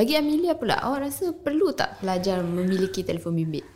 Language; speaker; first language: Malay; native; Malay